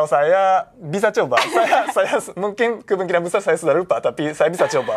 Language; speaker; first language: Indonesian; non-native, fluent; Japanese